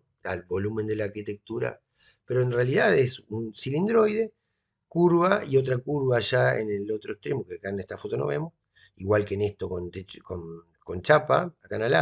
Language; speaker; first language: Spanish; native; Spanish